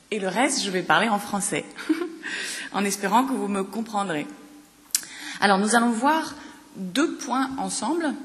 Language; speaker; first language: French; native; French